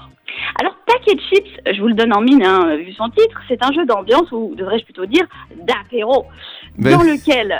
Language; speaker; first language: French; native; French